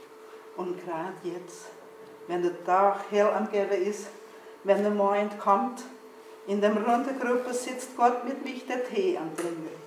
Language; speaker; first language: German; early bilingual, heritage; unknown